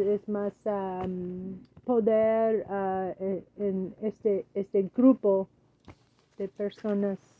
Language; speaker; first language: Spanish; non-native, learner; English